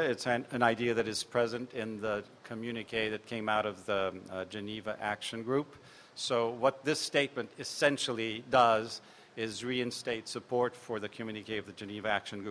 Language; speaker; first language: English; non-native, fluent; Portuguese